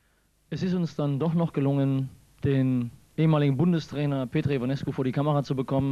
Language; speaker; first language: German; native; German